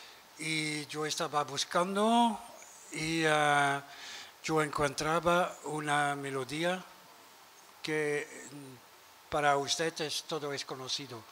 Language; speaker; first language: Spanish; non-native, learner; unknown